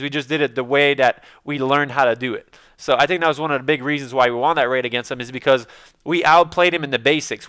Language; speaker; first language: English; native; English